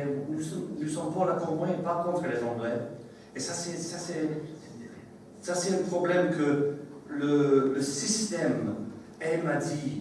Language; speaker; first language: French; non-native, learner; English